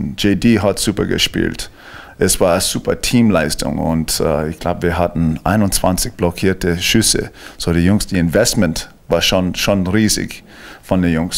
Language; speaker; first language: German; non-native, fluent; English